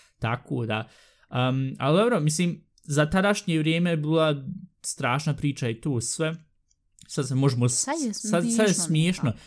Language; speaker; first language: Bosnian; early bilingual, heritage; Bosnian